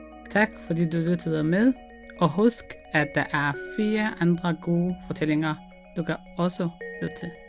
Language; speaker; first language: Danish; non-native, fluent; Arabic